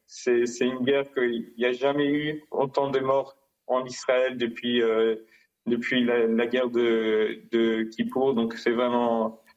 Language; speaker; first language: French; non-native, fluent; Hebrew